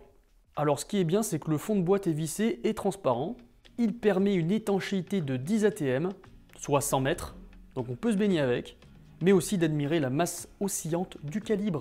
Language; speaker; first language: French; native; French